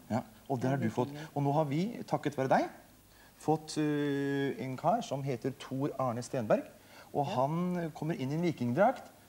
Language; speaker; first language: Norwegian; native; Norwegian